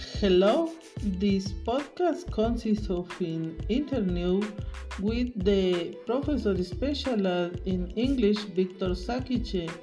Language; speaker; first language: English; non-native, learner; Spanish